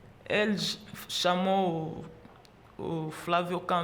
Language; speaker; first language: Portuguese; non-native, learner; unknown